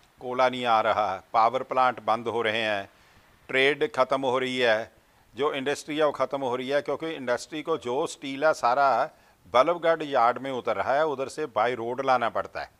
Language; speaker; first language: Hindi; non-native, local second language; Punjabi